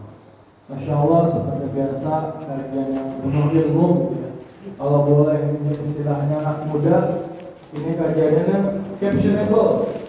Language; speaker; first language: Indonesian; native; Indonesian